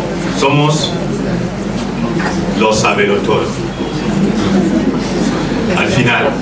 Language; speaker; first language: Spanish; non-native, fluent; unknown